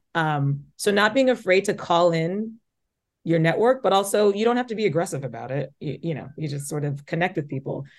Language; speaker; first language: English; native; English